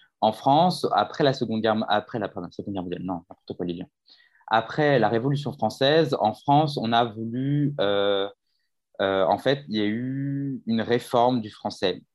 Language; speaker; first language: French; native; French